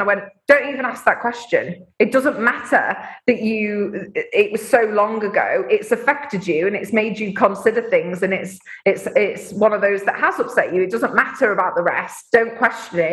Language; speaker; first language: English; native; English